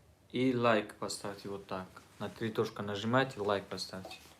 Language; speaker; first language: Russian; non-native, learner; Tajik